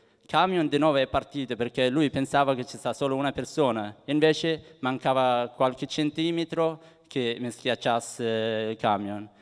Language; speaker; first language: Italian; non-native, fluent; Persian